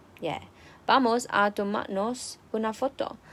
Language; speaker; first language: Spanish; non-native, learner; Chinese